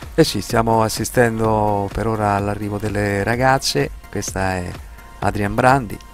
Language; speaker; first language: Italian; native; Italian